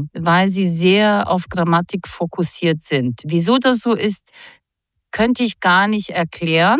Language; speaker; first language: German; non-native, fluent; Croatian